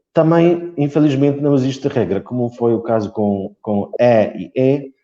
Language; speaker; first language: Portuguese; non-native, fluent; Polish